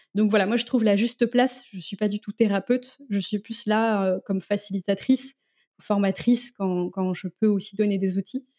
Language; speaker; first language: French; native; French